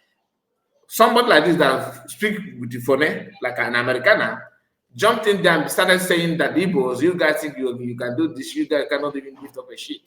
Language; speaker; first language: English; non-native, local second language; Igbo